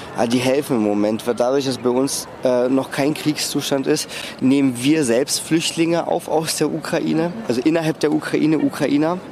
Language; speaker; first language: German; early bilingual, other home language; Russian